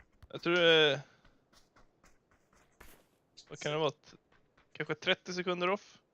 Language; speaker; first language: Swedish; native; Swedish